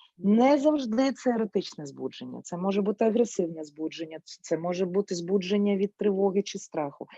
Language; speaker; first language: Ukrainian; non-native, local second language; Russian